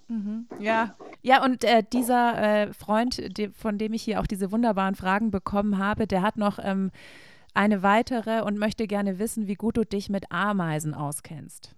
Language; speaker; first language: German; native; German